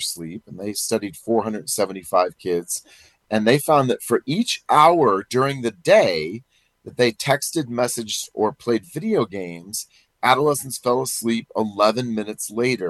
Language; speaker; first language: English; native; English